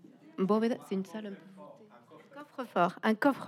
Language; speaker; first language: French; native; French